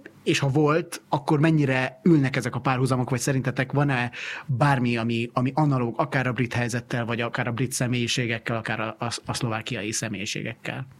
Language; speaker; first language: Hungarian; native; Hungarian